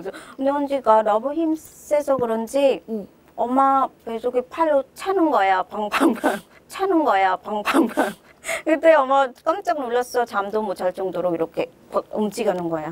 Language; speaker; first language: Korean; non-native, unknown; Khmer